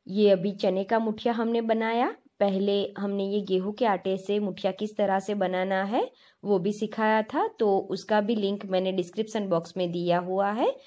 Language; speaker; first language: Hindi; non-native, local second language; Gujarati